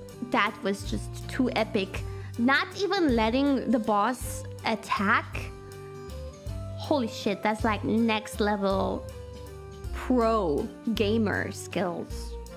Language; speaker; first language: English; non-native, fluent; German